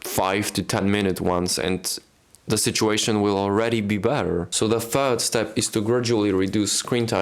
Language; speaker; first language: English; non-native, fluent; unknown